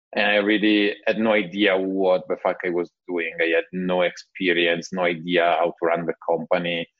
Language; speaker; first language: English; non-native, fluent; Italian